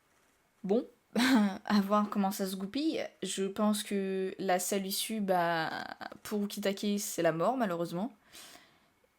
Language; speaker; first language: French; native; French